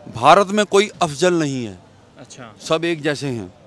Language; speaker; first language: Hindi; native; Hindi